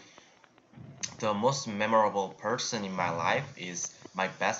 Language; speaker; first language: English; non-native, learner; Korean